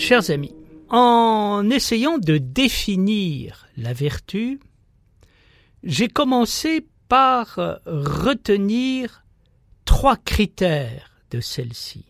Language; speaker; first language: French; native; French